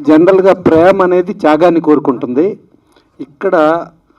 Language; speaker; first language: Telugu; native; Telugu